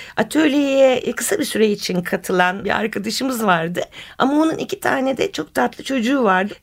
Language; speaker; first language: Turkish; native; Turkish